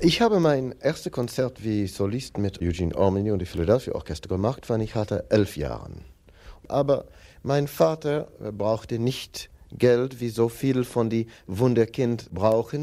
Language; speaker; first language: German; non-native, fluent; English